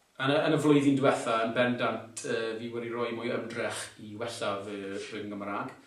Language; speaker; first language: Welsh; non-native, local second language; English